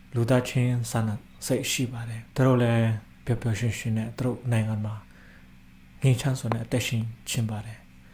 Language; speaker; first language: Burmese; non-native, local second language; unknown